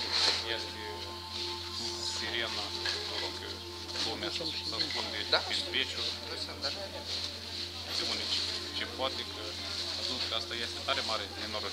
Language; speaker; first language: Romanian; early bilingual, heritage; Romanian